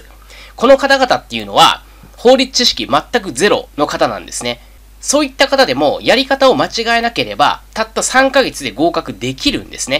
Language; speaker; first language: Japanese; native; Japanese